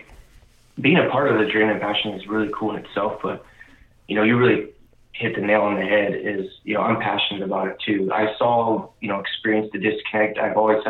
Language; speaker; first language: English; native; English